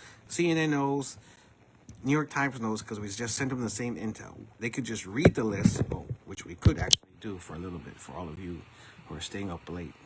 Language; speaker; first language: English; native; English